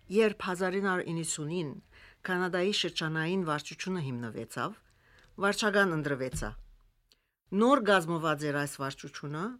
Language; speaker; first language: Armenian; early bilingual, heritage; Armenian